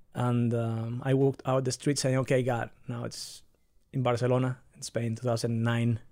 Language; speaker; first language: English; non-native, fluent; Spanish